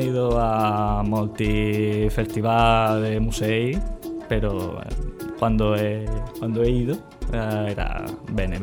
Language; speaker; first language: Italian; non-native, learner; Spanish